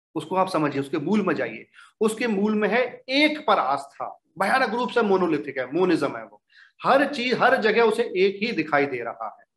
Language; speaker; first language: Hindi; native; Hindi